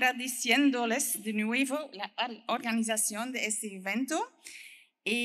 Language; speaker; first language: Spanish; non-native, learner; French